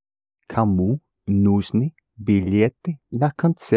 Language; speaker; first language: Russian; non-native, learner; English